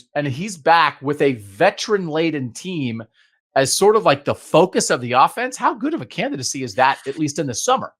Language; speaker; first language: English; native; English